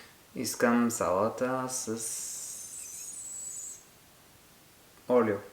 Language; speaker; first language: Bulgarian; non-native, learner; French